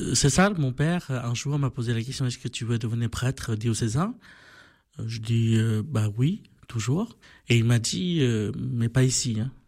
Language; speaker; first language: French; non-native, fluent; Vietnamese